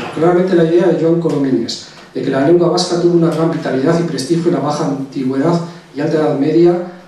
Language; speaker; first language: Spanish; non-native, local second language; Basque